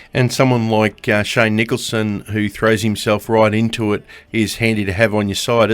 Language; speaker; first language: English; native; English